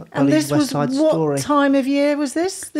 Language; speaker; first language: English; native; English